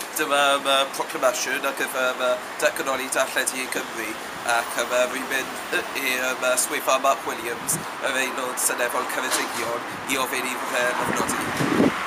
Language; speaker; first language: Welsh; native; Welsh